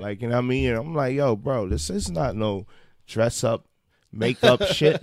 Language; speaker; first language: English; native; English